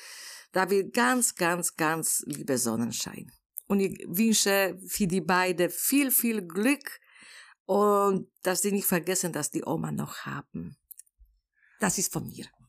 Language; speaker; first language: German; non-native, learner; Polish